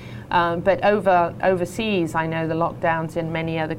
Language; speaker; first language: English; native; English